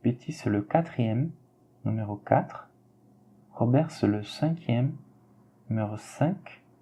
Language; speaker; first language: French; non-native, fluent; Portuguese